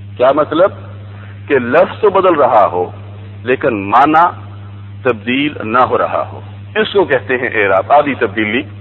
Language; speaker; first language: Urdu; native; Urdu